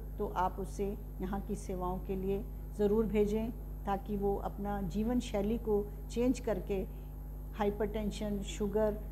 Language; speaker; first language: Hindi; native; Hindi